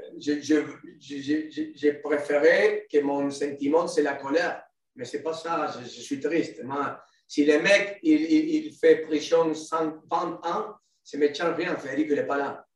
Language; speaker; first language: French; non-native, learner; Spanish